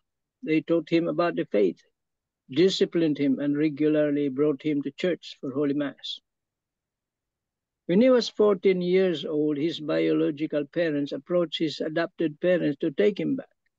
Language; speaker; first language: English; non-native, local second language; Filipino